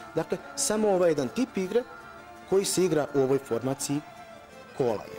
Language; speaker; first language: Serbian; native; Serbian